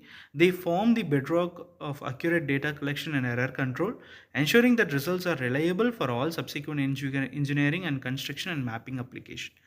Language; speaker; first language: English; non-native, local second language; Tamil